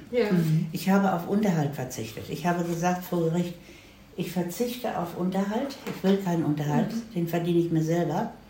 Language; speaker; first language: German; native; German